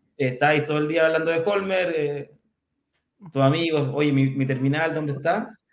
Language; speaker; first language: Spanish; native; Spanish